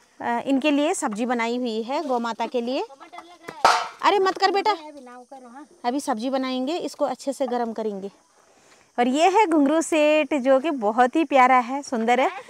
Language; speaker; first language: Hindi; non-native, local second language; Garhwali